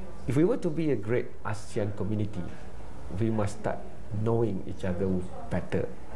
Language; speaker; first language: English; non-native, local second language; Malay